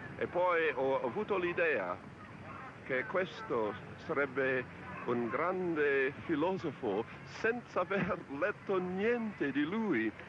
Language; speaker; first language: Italian; non-native, fluent; English